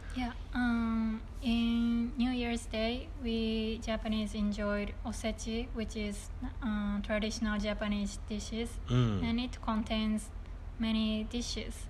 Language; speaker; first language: English; non-native, learner; Japanese